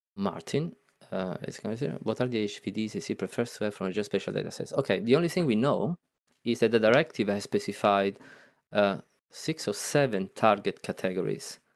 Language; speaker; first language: English; non-native, fluent; Italian